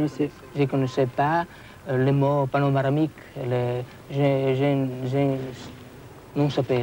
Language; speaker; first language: French; non-native, fluent; Italian